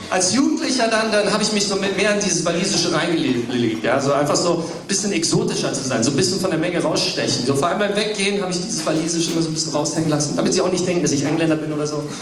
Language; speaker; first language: German; early bilingual, other home language; English